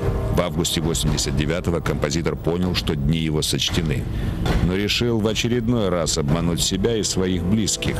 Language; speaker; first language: Russian; native; Russian